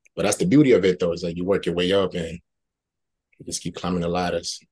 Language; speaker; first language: English; early bilingual, other home language; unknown